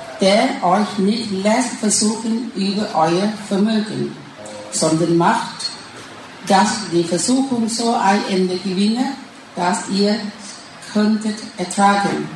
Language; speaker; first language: German; non-native, learner; Thai